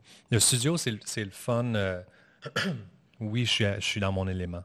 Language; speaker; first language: French; native; French